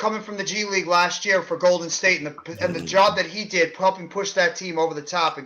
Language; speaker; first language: English; native; English